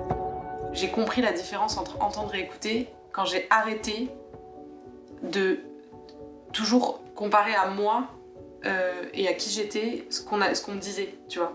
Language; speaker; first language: French; native; French